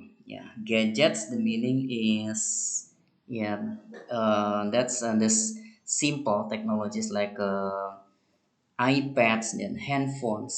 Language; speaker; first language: English; non-native, learner; Indonesian